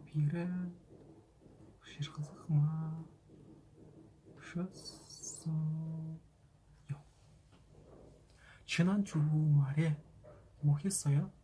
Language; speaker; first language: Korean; non-native, fluent; Kazakh